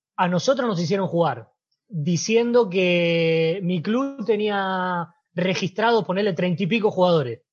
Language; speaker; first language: Spanish; native; Spanish